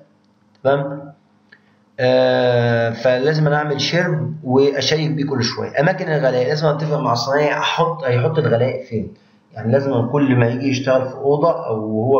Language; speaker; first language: Arabic; native; Arabic